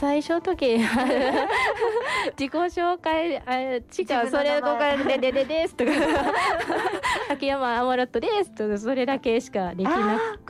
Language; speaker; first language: Japanese; non-native, fluent; Thai